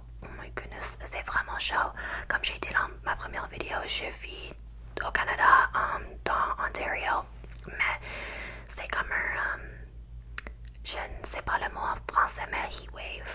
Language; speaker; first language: French; non-native, learner; English